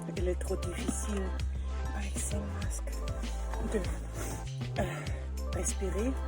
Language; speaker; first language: French; non-native, learner; German